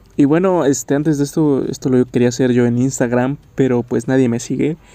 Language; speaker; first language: Spanish; native; Spanish